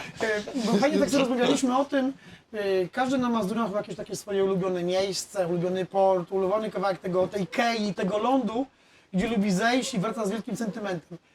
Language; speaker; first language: Polish; native; Polish